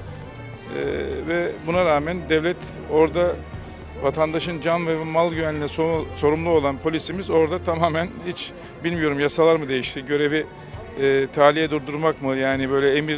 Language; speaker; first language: Turkish; native; Turkish